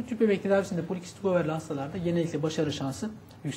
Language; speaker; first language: Turkish; native; Turkish